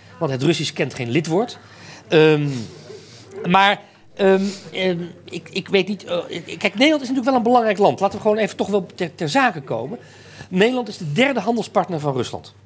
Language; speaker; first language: Dutch; native; Dutch